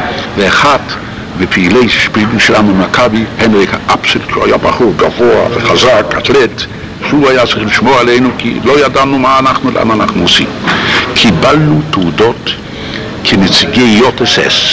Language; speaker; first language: Hebrew; non-native, fluent; Polish